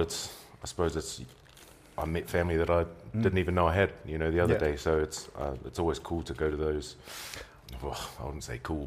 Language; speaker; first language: English; native; English